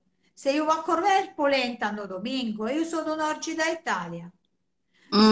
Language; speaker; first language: Portuguese; non-native, fluent; Italian